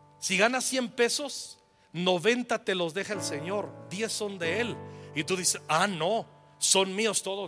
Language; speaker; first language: Spanish; native; Spanish